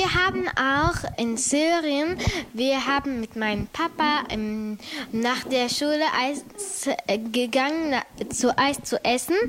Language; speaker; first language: German; early bilingual, other home language; Arabic